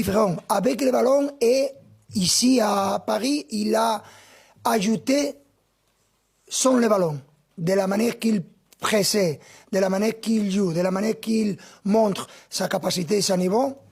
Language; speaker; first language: French; non-native, fluent; Spanish